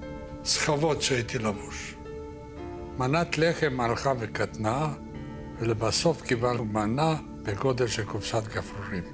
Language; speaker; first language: Hebrew; non-native, fluent; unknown